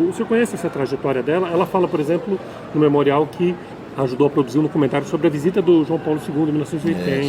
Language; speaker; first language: Portuguese; native; Portuguese